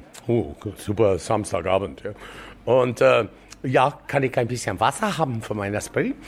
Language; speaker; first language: German; non-native, learner; English